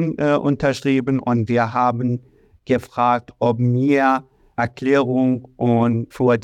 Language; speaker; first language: German; non-native, learner; Arabic